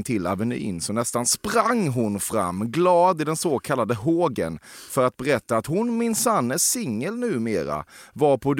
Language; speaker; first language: Swedish; native; Swedish